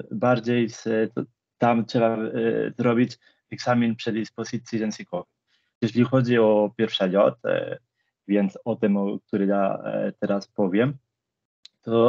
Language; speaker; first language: Polish; non-native, fluent; Spanish